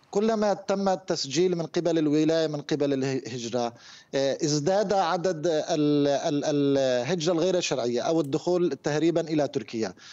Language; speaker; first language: Arabic; non-native, fluent; Turkish